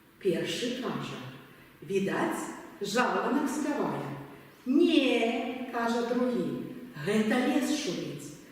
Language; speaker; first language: Belarusian; native; Belarusian